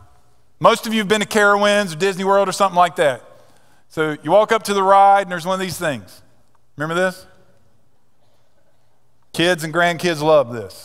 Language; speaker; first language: English; native; English